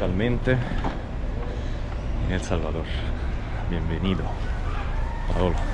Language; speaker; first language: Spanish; non-native, fluent; Italian